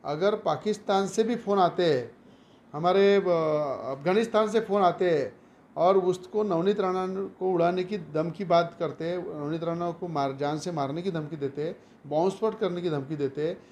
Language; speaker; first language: Hindi; non-native, local second language; Marathi